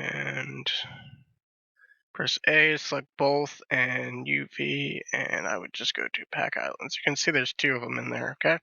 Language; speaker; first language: English; native; English